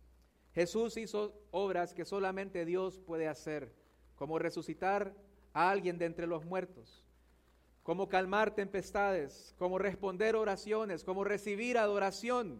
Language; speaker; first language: Spanish; native; Spanish